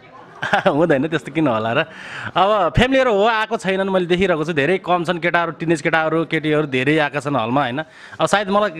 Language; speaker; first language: Nepali; native; Nepali